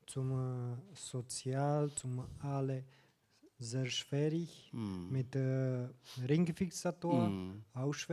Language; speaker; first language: German; non-native, learner; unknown